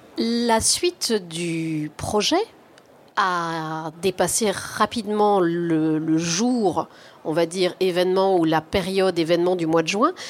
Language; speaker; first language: French; native; French